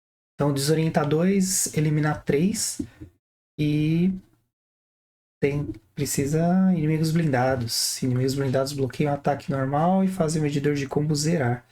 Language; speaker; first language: Portuguese; native; Portuguese